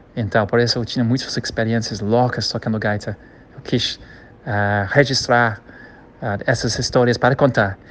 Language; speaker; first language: Portuguese; non-native, learner; English